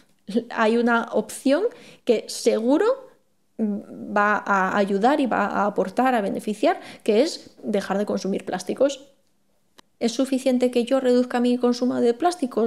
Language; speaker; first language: Spanish; native; Spanish